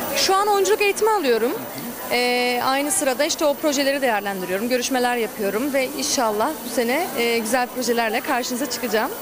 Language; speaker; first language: Turkish; early bilingual, heritage; Turkish